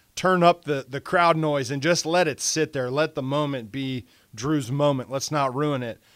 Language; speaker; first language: English; native; English